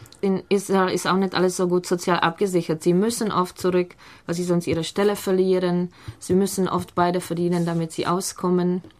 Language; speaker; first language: German; non-native, fluent; Czech